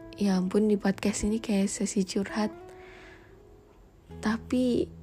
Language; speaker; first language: Indonesian; native; Indonesian